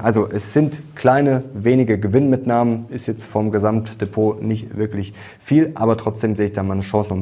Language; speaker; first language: German; native; German